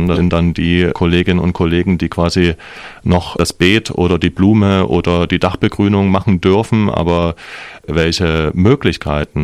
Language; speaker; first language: German; native; German